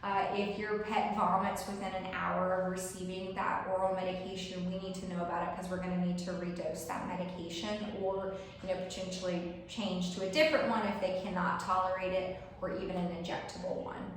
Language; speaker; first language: English; native; English